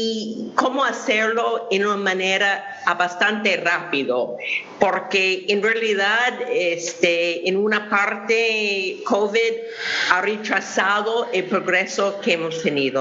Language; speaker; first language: Spanish; non-native, fluent; English